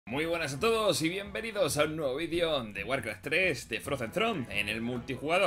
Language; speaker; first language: Spanish; native; Spanish